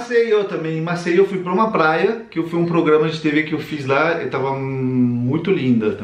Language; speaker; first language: Portuguese; non-native, fluent; French